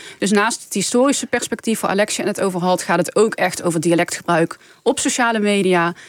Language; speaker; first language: Dutch; native; Dutch